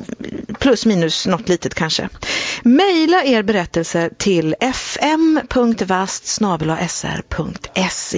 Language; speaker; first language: Swedish; native; Swedish